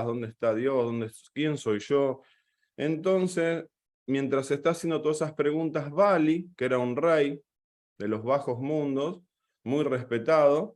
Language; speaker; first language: Spanish; native; Spanish